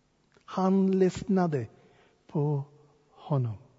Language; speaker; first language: Swedish; non-native, fluent; English